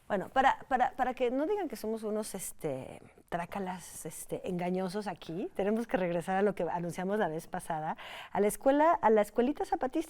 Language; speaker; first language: Spanish; native; Spanish